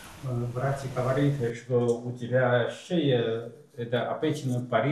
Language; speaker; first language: Russian; non-native, learner; Chinese